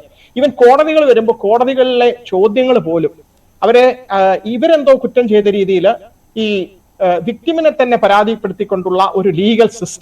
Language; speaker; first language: Malayalam; native; Malayalam